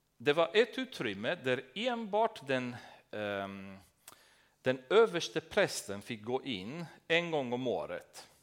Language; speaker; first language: Swedish; non-native, fluent; Romanian